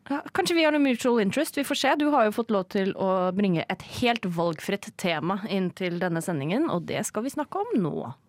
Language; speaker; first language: Norwegian; native; Norwegian